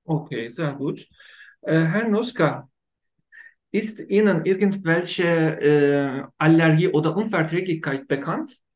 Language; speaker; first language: German; non-native, learner; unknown